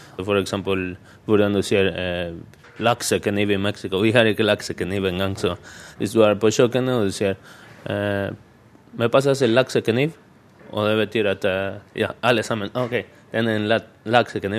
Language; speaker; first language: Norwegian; non-native, fluent; Spanish